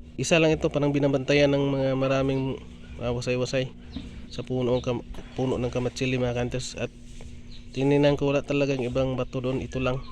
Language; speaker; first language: Filipino; non-native, local second language; Cebuano